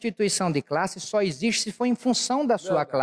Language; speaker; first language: Portuguese; native; Portuguese